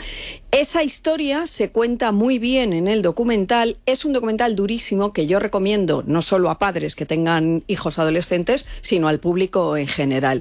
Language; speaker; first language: Spanish; native; Spanish